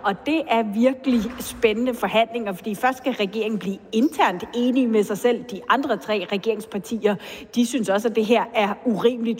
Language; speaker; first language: Danish; native; Danish